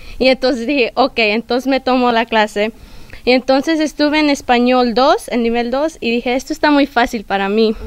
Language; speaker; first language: Spanish; early bilingual, heritage; Spanish